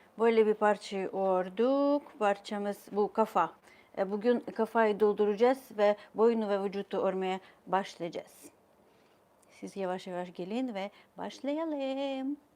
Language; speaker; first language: Turkish; non-native, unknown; Ukrainian